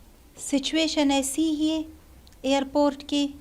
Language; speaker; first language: Hindi; non-native, learner; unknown